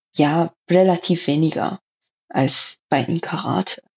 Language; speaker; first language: German; non-native, learner; Persian